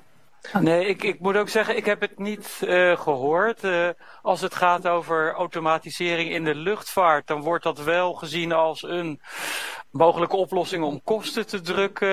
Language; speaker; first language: Dutch; native; Dutch